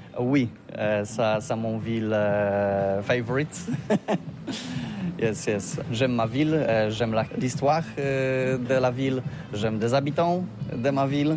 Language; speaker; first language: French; non-native, learner; Polish